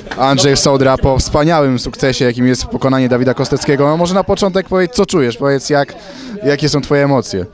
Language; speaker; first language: Polish; native; Polish